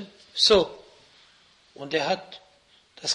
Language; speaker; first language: German; non-native, fluent; Arabic